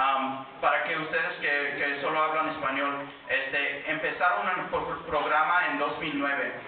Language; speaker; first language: Spanish; early bilingual, heritage; Spanish